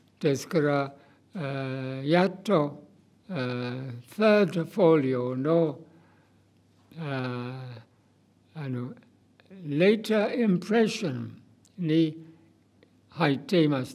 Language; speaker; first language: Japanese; non-native, fluent; English